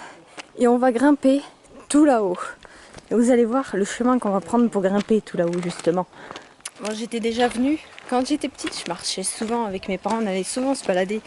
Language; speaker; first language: French; native; French